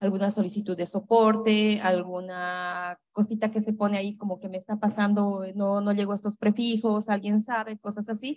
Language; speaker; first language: Spanish; native; Spanish